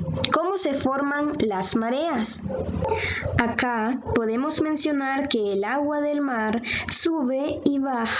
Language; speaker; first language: Spanish; native; Spanish